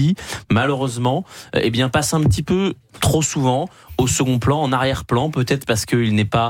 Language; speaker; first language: French; native; French